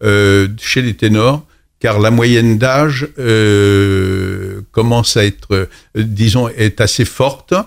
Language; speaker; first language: French; native; French